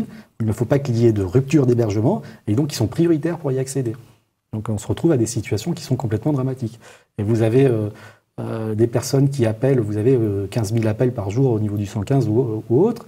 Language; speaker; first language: French; native; French